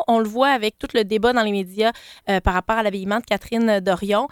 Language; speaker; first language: French; native; French